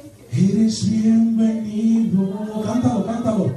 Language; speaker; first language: Spanish; native; Spanish